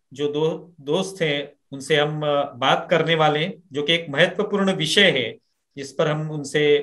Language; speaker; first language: Hindi; non-native, local second language; Marathi